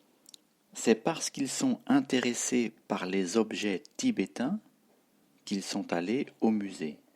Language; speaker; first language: French; non-native, fluent; Tibetan